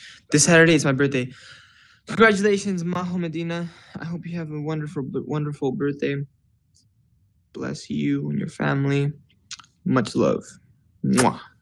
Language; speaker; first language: English; early bilingual, other home language; Spanish